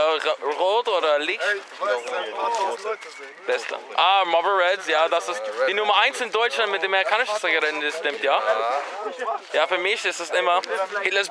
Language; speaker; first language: German; non-native, learner; English